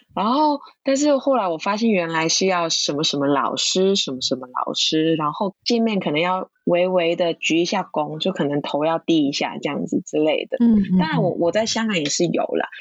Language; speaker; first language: Chinese; non-native, local second language; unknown